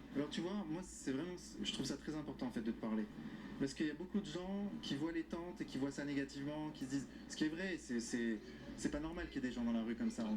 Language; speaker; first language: French; native; French